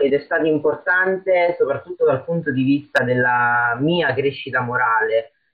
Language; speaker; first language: Italian; native; Italian